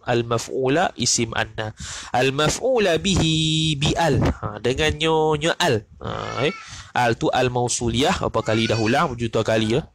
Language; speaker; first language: Malay; native; Malay